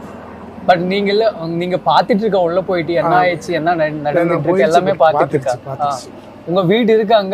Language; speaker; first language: Tamil; non-native, local second language; Telugu